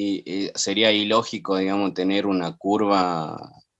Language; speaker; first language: Spanish; native; Spanish